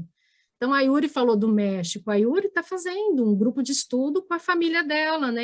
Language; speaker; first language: Portuguese; native; Portuguese